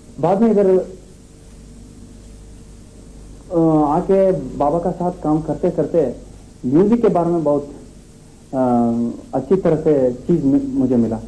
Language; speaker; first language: Hindi; non-native, local second language; Kannada